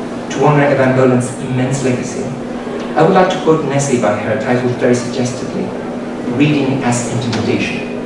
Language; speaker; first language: English; non-native, fluent; Spanish